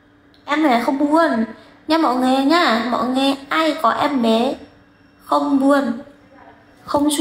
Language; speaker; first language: Vietnamese; non-native, learner; Indonesian